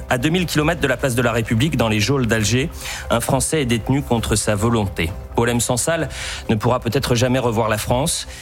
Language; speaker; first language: French; native; French